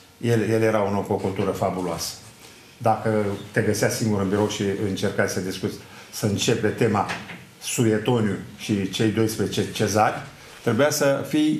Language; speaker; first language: Romanian; native; Romanian